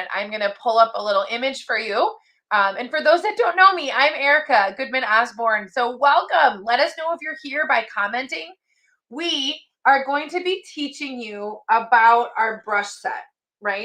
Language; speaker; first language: English; native; English